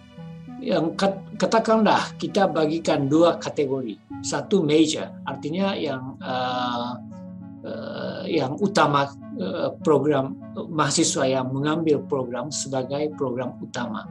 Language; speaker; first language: Indonesian; non-native, fluent; Japanese